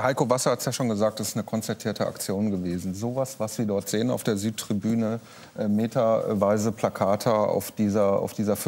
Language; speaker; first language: German; native; German